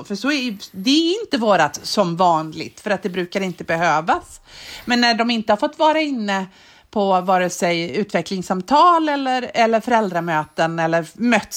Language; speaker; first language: Swedish; native; Swedish